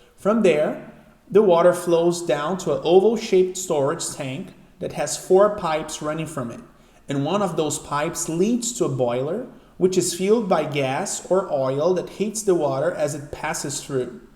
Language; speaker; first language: English; non-native, fluent; Portuguese